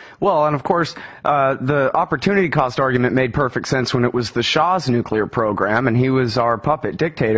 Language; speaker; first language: English; native; English